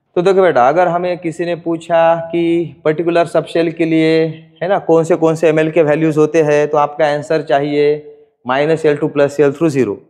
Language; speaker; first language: Hindi; non-native, local second language; Marathi